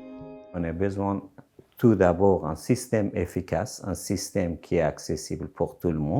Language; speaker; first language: French; non-native, fluent; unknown